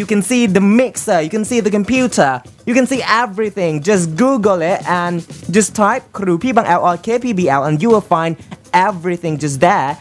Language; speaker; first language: English; non-native, fluent; Thai